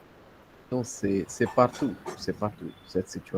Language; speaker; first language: French; non-native, learner; Hindi